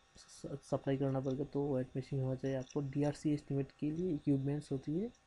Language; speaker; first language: Hindi; non-native, local second language; Bangla